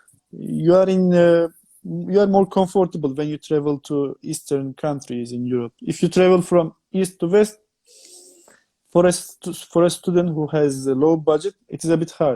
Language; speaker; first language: English; non-native, fluent; Turkish